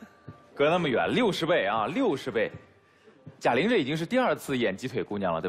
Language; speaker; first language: Chinese; native; Chinese